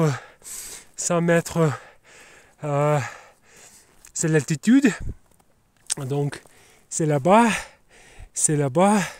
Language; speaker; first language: French; non-native, learner; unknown